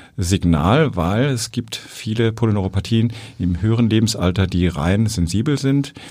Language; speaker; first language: German; native; German